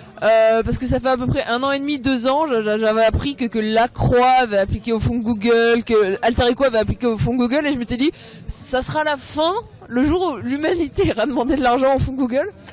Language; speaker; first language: French; native; French